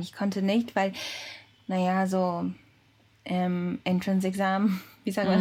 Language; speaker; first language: German; early bilingual, other home language; Japanese